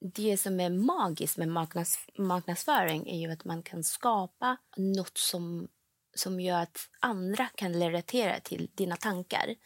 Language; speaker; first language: Swedish; non-native, fluent; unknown